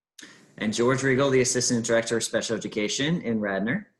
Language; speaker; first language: English; native; English